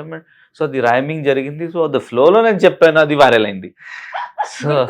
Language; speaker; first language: Telugu; non-native, learner; Hindi